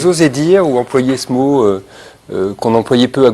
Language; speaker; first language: French; native; French